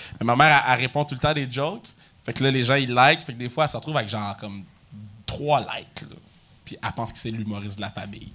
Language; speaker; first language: French; native; French